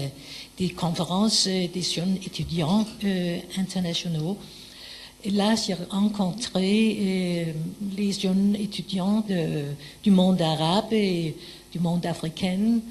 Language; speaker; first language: French; non-native, fluent; Danish